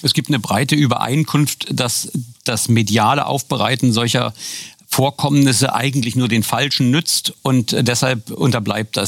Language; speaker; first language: German; native; German